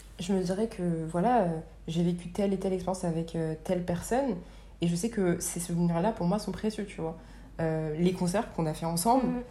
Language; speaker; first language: French; native; French